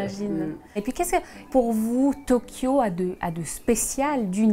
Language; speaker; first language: French; native; French